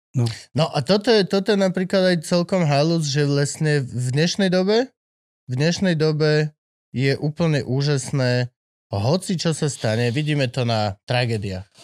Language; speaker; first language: Slovak; native; Slovak